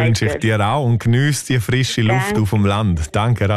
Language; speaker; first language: German; native; German